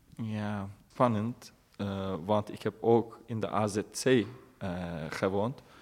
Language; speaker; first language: Dutch; non-native, learner; Turkish